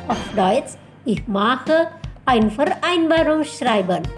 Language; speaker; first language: German; non-native, fluent; Indonesian